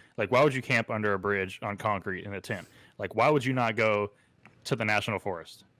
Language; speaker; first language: English; native; English